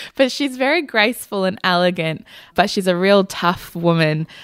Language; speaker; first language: English; early bilingual, other home language; Hindi